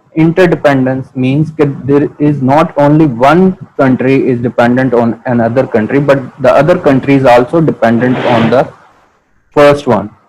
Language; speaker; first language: English; non-native, local second language; Urdu